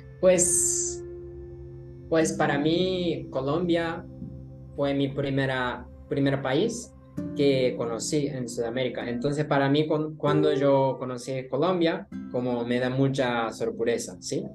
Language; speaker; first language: Spanish; non-native, learner; Japanese